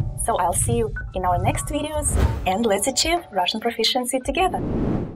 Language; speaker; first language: English; non-native, fluent; Russian